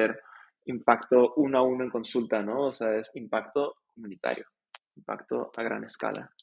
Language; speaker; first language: Spanish; native; Spanish